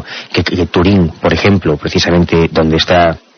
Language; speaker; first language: Spanish; native; Spanish